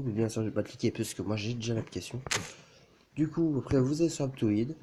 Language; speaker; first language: French; native; French